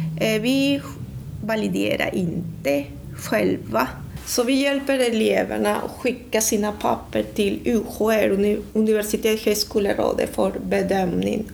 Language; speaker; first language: Swedish; non-native, fluent; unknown